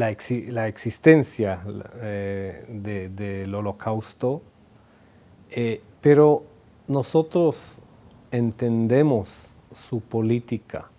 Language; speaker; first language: Spanish; non-native, fluent; Hebrew